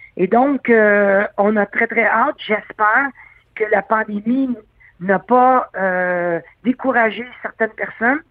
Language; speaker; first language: French; native; French